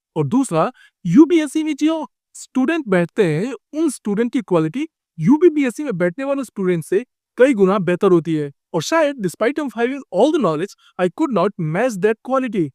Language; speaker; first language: Hindi; native; Hindi